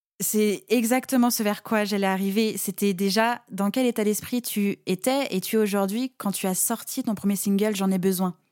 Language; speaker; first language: French; native; French